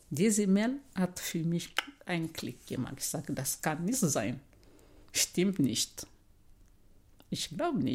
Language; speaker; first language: German; non-native, learner; Mandingo